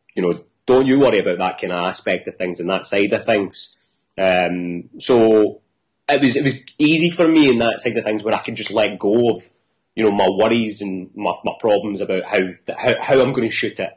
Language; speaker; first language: English; native; English